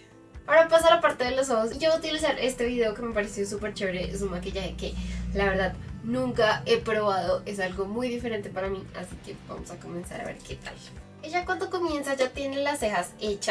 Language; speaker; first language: Spanish; native; Spanish